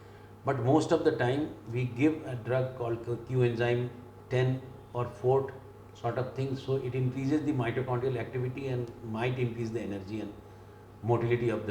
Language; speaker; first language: English; non-native, local second language; Hindi